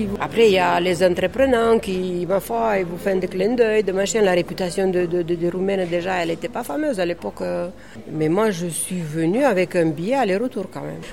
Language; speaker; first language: French; non-native, fluent; Romanian